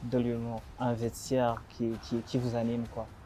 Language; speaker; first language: French; non-native, local second language; Rundi